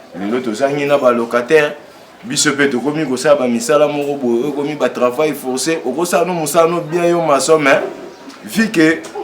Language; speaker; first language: Lingala; native; Lingala